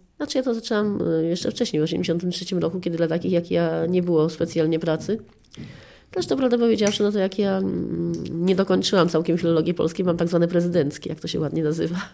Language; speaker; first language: Polish; native; Polish